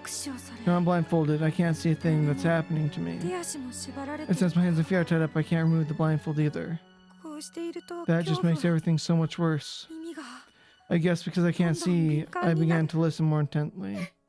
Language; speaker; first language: English; native; English